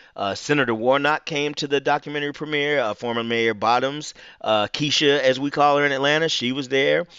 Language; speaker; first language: English; native; English